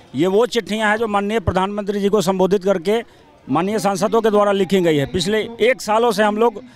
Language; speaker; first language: Hindi; native; Hindi